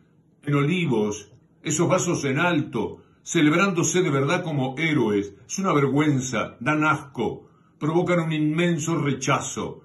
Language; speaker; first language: Spanish; native; Spanish